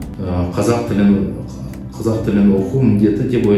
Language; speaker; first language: Kazakh; non-native, learner; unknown